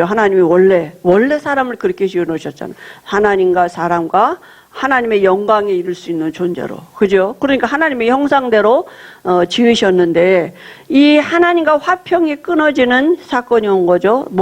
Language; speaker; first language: Korean; native; Korean